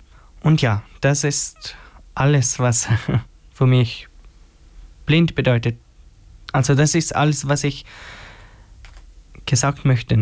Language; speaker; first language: German; non-native, learner; Albanian